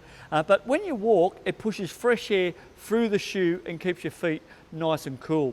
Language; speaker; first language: English; native; English